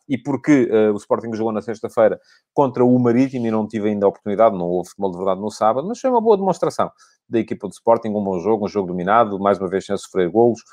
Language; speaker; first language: Portuguese; native; Portuguese